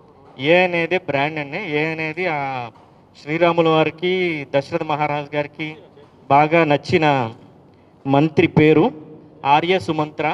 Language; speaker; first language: Telugu; native; Telugu